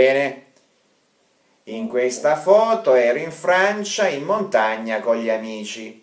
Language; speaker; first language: Italian; non-native, fluent; Russian